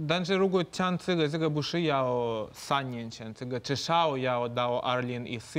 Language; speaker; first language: Chinese; non-native, fluent; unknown